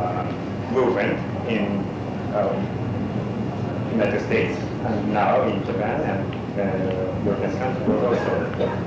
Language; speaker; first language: English; non-native, learner; Japanese